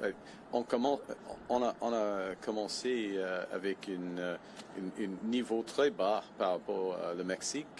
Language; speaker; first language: French; non-native, fluent; English